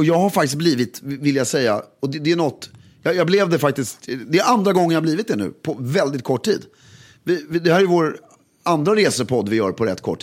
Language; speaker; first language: Swedish; native; Swedish